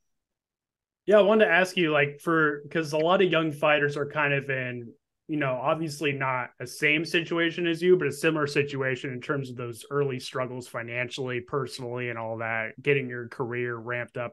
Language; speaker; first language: English; native; English